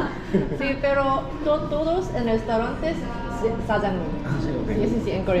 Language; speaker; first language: Spanish; non-native, learner; Korean